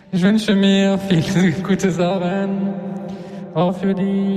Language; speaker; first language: German; non-native, learner; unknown